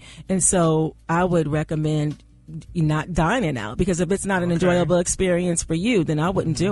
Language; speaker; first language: English; native; English